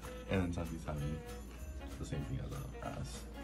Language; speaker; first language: English; early bilingual, other home language; Spanish